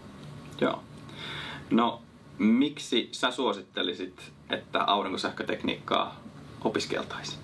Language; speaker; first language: Finnish; native; Finnish